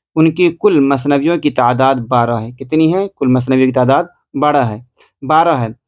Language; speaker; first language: Urdu; native; Urdu